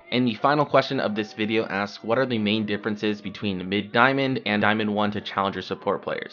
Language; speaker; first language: English; native; English